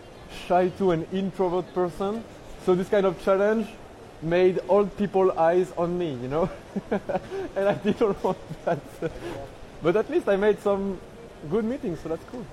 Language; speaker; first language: English; non-native, learner; French